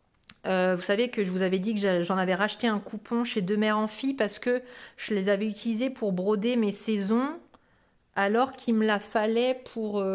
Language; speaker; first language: French; native; French